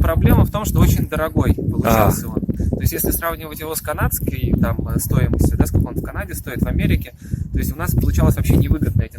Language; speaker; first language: Russian; native; Russian